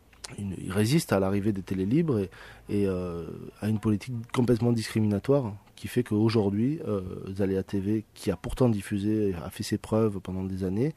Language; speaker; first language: French; native; French